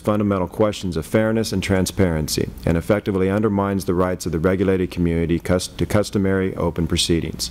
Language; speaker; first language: English; native; English